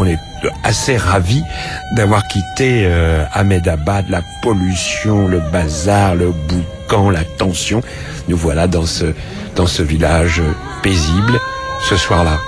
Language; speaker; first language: French; native; French